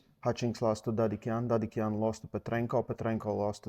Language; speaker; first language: English; non-native, fluent; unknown